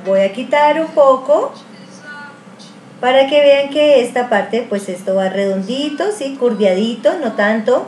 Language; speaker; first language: Spanish; native; Spanish